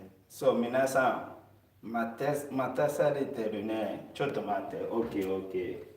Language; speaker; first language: Japanese; non-native, learner; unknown